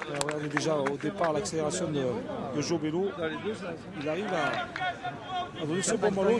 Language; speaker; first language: French; native; French